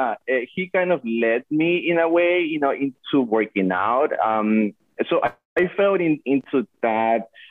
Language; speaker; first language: English; non-native, fluent; Spanish